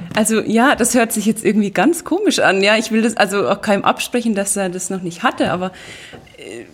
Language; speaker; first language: German; native; German